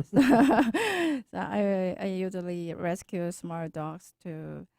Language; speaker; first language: English; non-native, learner; Korean